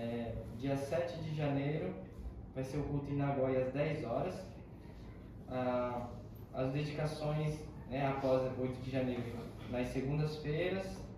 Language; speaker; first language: Portuguese; native; Portuguese